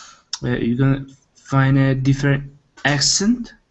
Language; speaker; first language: English; non-native, learner; Spanish